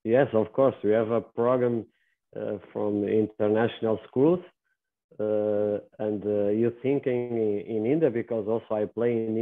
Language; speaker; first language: English; non-native, learner; Portuguese